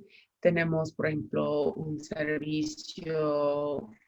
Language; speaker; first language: Spanish; non-native, fluent; English